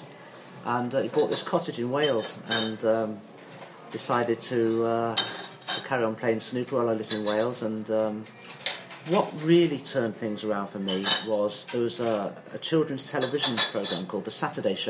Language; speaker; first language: English; native; English